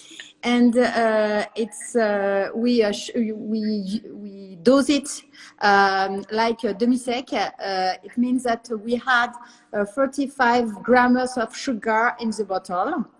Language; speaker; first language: English; non-native, learner; French